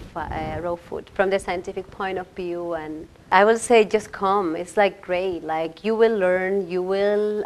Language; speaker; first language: English; non-native, fluent; Spanish